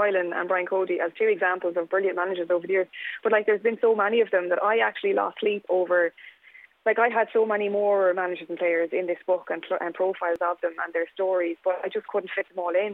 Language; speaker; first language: English; native; English